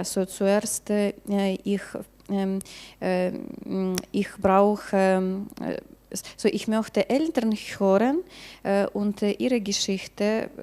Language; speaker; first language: German; non-native, learner; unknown